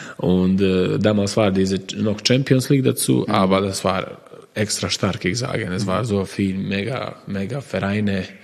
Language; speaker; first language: German; non-native, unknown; Croatian